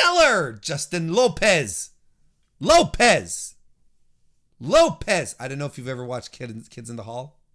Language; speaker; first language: English; native; English